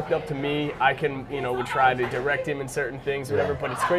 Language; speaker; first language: English; native; English